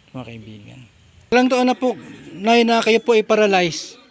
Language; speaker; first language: Filipino; native; Filipino